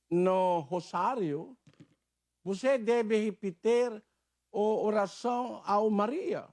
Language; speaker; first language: Portuguese; non-native, learner; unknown